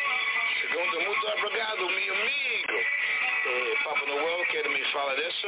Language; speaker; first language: Portuguese; non-native, learner; English